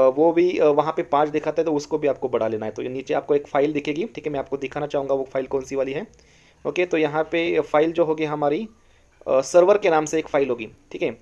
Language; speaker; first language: Hindi; non-native, local second language; Marathi